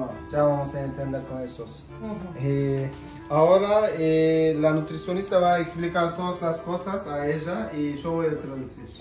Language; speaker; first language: Spanish; non-native, fluent; Turkish